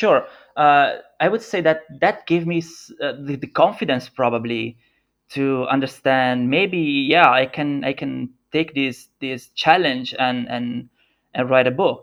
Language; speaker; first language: English; non-native, fluent; Italian